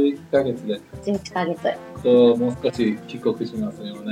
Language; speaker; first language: Japanese; non-native, learner; English